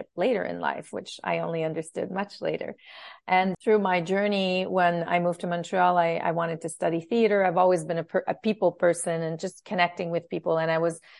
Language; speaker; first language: English; native; English